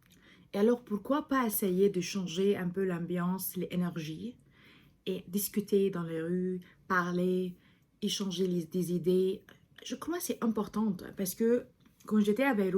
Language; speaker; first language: French; non-native, fluent; English